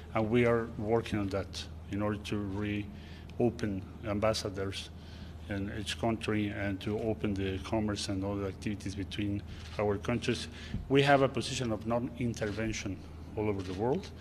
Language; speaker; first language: English; non-native, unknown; Spanish